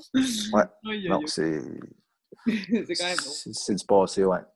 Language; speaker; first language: French; native; French